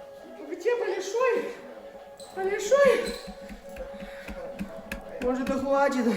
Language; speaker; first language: Russian; non-native, learner; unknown